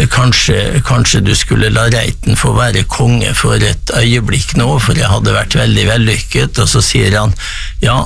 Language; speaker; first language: Norwegian; native; Norwegian